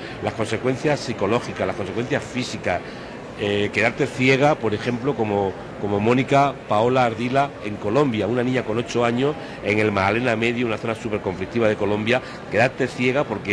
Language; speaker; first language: Spanish; native; Spanish